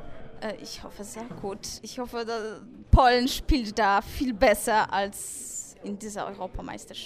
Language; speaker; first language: German; non-native, fluent; Polish